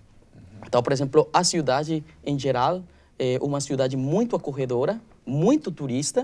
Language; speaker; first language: Portuguese; non-native, learner; Spanish